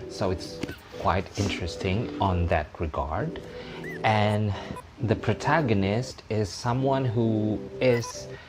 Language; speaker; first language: English; non-native, fluent; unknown